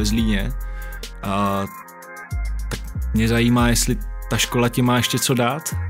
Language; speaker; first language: Czech; native; Czech